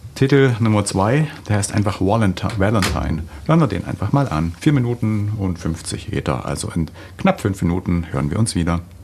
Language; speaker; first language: German; native; German